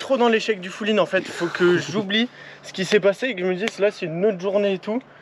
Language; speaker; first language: French; native; French